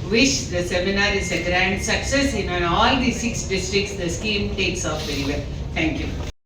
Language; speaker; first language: English; non-native, local second language; Tamil